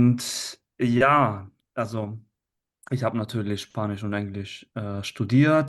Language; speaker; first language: German; non-native, fluent; Italian